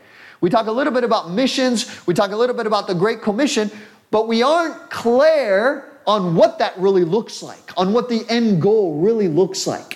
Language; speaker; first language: English; native; English